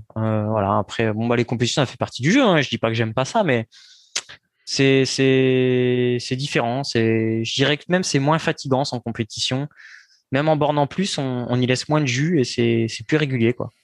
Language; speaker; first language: French; native; French